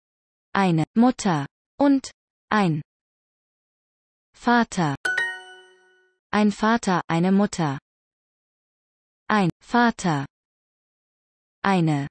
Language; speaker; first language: German; non-native, learner; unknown